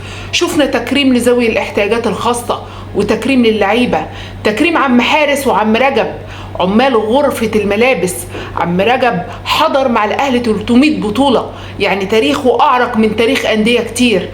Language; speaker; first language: Arabic; native; Arabic